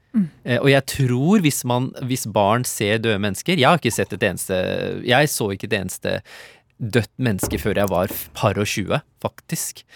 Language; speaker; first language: Norwegian; early bilingual, other home language; Urdu